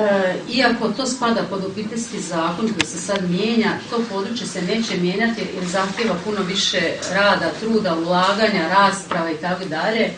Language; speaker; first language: Croatian; native; Croatian